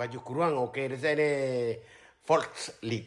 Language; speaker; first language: German; non-native, learner; Indonesian